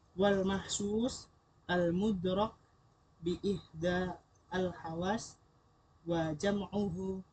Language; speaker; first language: Arabic; non-native, learner; Indonesian